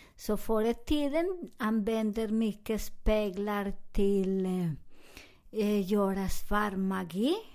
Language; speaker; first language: Swedish; non-native, learner; Spanish